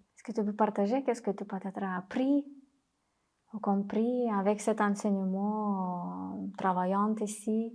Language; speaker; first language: French; non-native, fluent; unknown